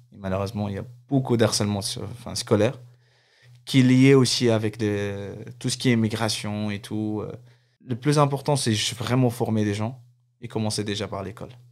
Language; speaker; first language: French; non-native, fluent; Arabic